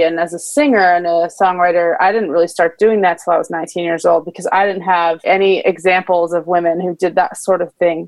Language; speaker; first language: English; native; English